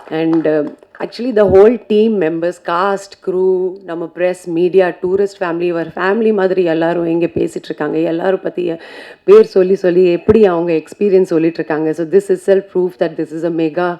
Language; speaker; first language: Tamil; non-native, fluent; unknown